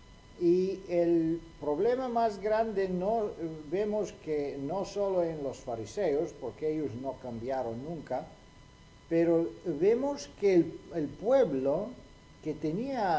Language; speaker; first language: Spanish; non-native, fluent; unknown